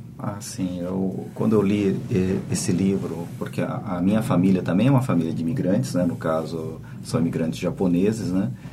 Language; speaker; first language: Portuguese; native; Portuguese